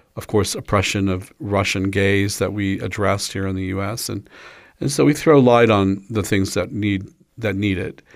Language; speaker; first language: English; native; English